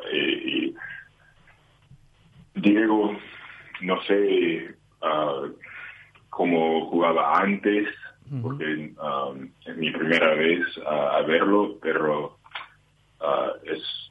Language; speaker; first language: Spanish; non-native, learner; English